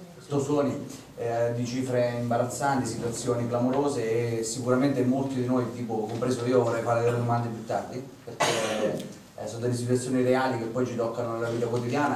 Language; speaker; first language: Italian; native; Italian